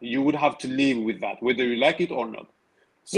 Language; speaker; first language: English; non-native, fluent; Tigrinya